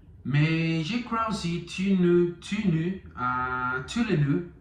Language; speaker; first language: French; non-native, learner; Spanish